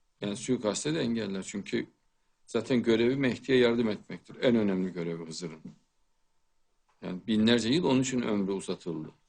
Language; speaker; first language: Turkish; native; Turkish